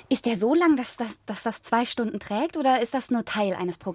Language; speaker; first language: German; native; German